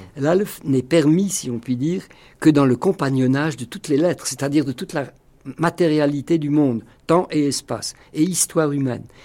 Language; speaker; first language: French; native; French